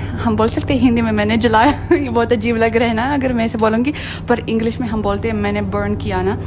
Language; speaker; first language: Hindi; non-native, fluent; Russian